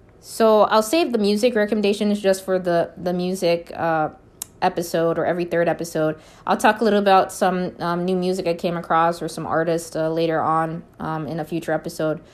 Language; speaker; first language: English; native; English